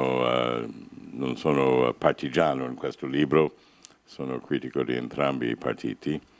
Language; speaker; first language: Italian; non-native, fluent; English